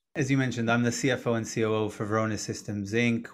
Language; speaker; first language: English; non-native, fluent; Hebrew